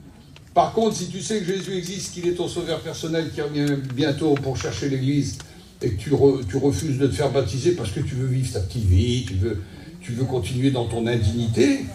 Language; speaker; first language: French; native; French